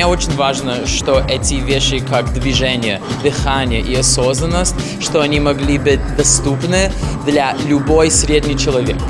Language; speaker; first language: Russian; non-native, fluent; English